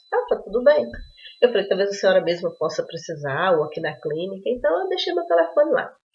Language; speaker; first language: Portuguese; native; Portuguese